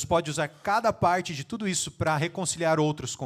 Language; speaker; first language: Portuguese; native; Portuguese